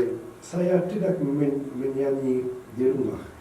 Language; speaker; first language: Indonesian; non-native, learner; Polish